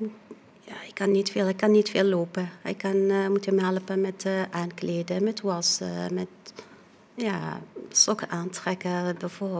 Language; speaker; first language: Dutch; non-native, fluent; Arabic